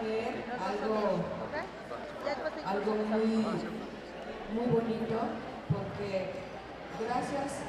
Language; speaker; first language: Spanish; native; Spanish